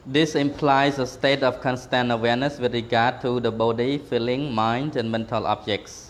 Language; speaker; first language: English; non-native, fluent; Khmer